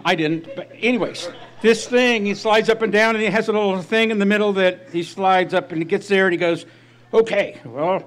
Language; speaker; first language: English; native; English